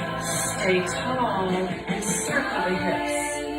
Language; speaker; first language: English; native; English